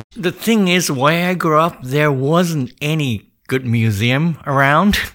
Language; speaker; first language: English; early bilingual, other home language; Japanese